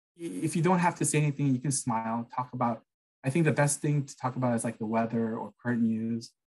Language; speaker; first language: English; non-native, fluent; Korean